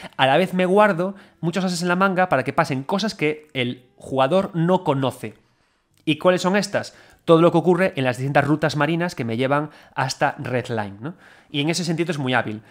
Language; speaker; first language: Spanish; native; Spanish